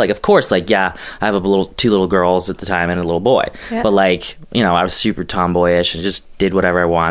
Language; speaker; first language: English; native; English